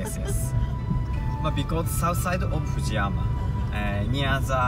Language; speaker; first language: English; non-native, learner; Japanese